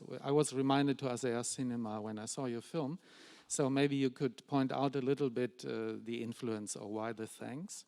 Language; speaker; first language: English; non-native, fluent; German